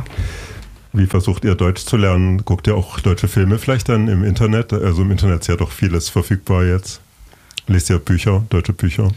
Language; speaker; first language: German; native; German